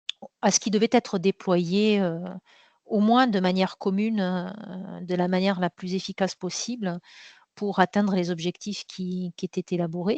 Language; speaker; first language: French; native; French